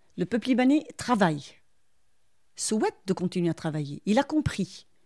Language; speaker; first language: French; non-native, local second language; Arabic